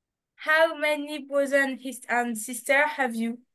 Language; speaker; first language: English; non-native, learner; French